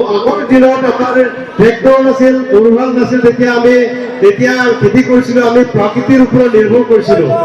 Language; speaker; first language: Assamese; non-native, local second language; Mising